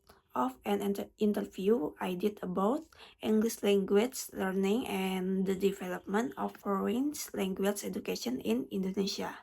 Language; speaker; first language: English; non-native, learner; Indonesian